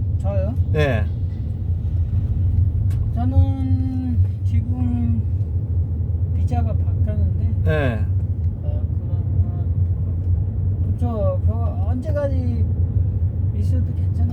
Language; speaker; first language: Korean; non-native, learner; Nepali